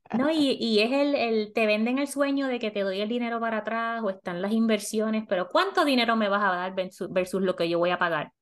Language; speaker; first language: Spanish; native; Spanish